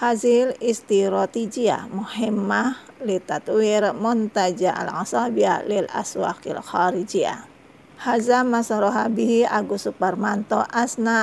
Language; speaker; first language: Arabic; non-native, fluent; Indonesian